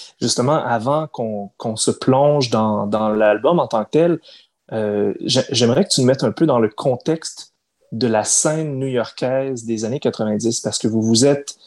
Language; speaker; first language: French; native; French